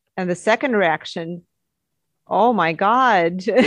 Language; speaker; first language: English; non-native, fluent; Russian